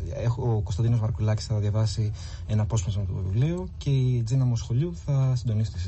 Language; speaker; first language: Greek; native; Greek